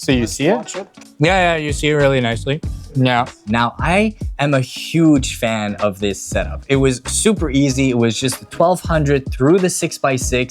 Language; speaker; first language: English; native; English